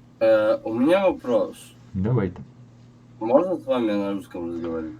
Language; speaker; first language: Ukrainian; non-native, local second language; Russian